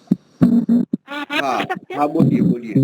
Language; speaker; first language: Hindi; non-native, local second language; Gujarati